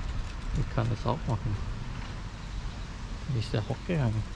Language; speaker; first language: German; non-native, learner; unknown